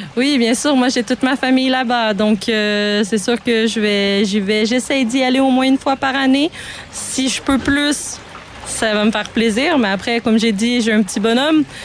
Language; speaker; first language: French; native; French